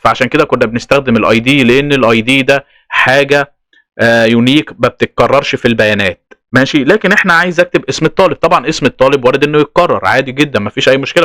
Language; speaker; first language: Arabic; native; Arabic